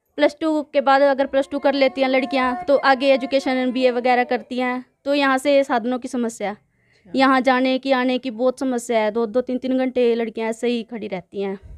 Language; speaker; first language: Hindi; native; Hindi